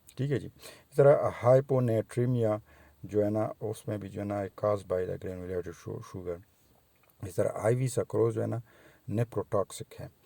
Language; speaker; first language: Urdu; non-native, local second language; Pashto